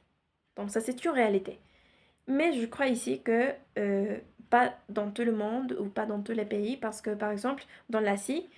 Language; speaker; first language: French; non-native, learner; Spanish